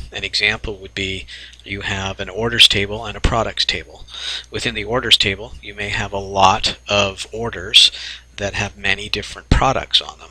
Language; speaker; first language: English; native; English